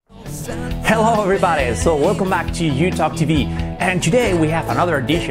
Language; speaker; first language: English; non-native, fluent; Spanish